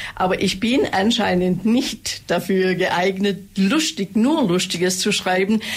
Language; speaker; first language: German; native; German